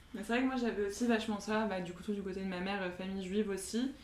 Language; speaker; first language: French; native; French